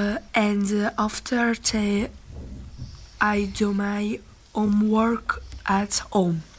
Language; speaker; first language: English; non-native, learner; Italian